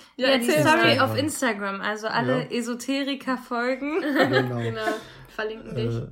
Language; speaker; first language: German; non-native, fluent; Arabic